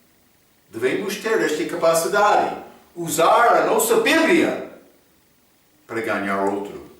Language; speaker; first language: Portuguese; non-native, fluent; English